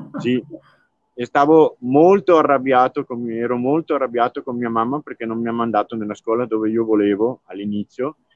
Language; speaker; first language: Italian; native; Italian